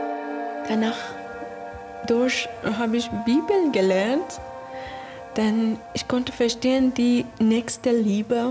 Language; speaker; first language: German; non-native, learner; Persian